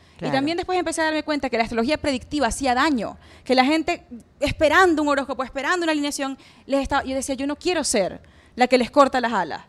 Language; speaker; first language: Spanish; native; Spanish